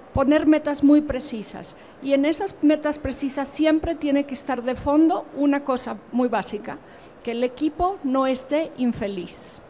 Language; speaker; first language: Spanish; native; Spanish